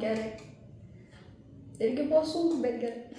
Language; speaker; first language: Lithuanian; non-native, local second language; Russian